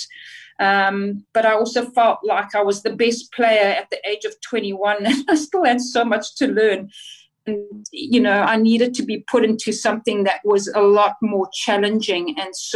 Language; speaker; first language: English; native; English